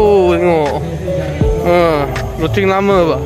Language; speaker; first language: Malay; non-native, local second language; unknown